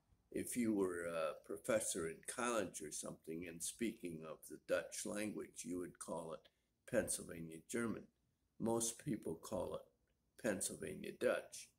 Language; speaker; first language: English; native; English